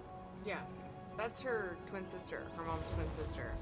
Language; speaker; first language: English; native; English